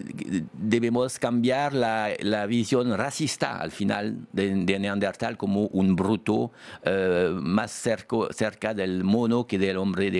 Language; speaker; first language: Spanish; non-native, fluent; French